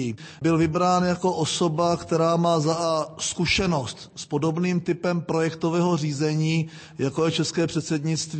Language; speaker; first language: Czech; native; Czech